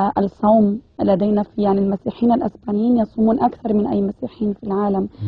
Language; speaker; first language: Arabic; early bilingual, other home language; Spanish